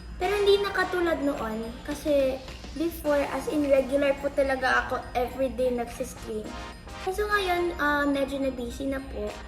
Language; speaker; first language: Filipino; non-native, local second language; Cebuano